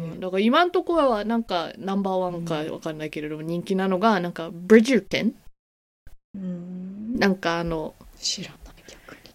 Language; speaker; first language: Japanese; native; Japanese